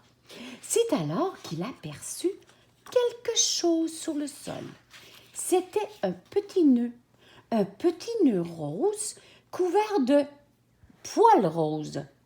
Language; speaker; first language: French; native; French